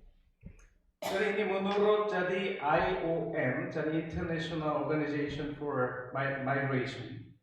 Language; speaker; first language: Indonesian; non-native, fluent; Korean